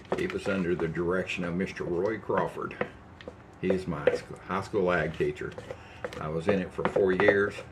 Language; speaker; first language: English; native; English